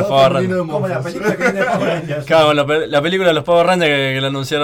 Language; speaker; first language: Spanish; native; Spanish